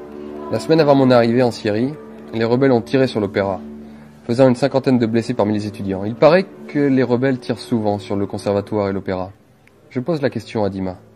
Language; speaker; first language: French; native; French